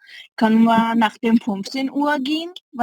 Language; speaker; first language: German; non-native, learner; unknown